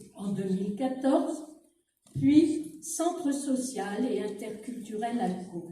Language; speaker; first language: French; native; French